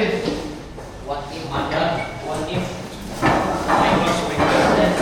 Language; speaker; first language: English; non-native, learner; Indonesian